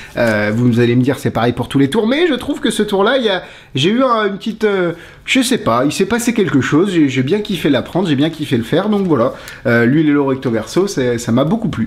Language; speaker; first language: French; native; French